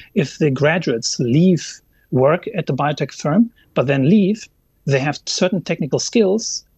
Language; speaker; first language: English; non-native, fluent; German